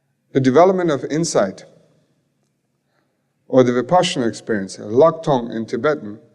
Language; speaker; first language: English; native; English